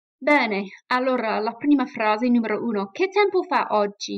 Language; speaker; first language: Italian; non-native, fluent; English